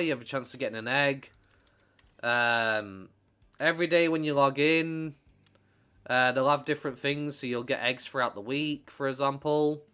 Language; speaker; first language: English; native; English